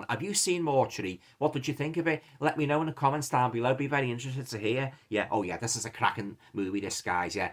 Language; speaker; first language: English; native; English